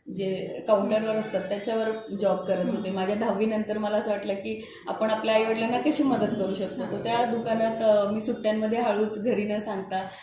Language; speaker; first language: Marathi; non-native, local second language; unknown